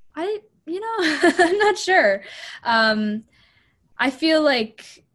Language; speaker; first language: English; native; English